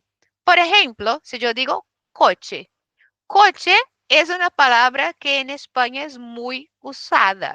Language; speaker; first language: Spanish; non-native, fluent; Portuguese